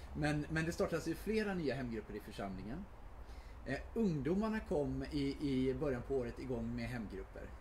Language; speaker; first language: Swedish; native; Swedish